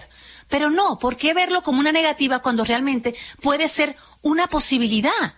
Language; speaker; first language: Spanish; native; Spanish